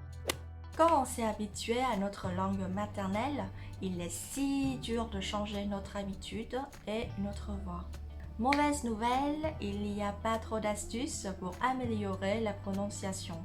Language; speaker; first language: French; non-native, fluent; Vietnamese